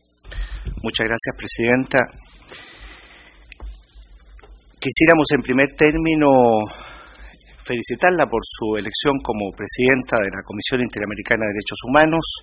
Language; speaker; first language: Spanish; native; Spanish